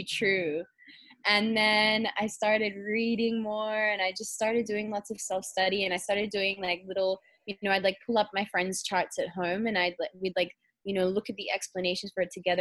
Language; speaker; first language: English; native; English